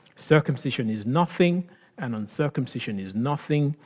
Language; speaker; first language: English; non-native, local second language; Yoruba